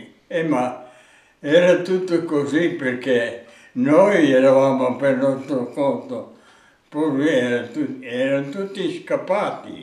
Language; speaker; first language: Italian; non-native, local second language; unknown